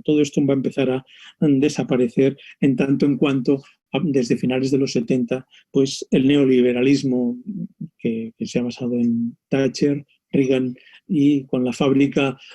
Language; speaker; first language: Spanish; native; Spanish